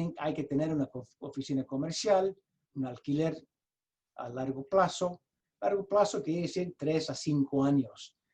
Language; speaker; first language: Spanish; early bilingual, heritage; Spanish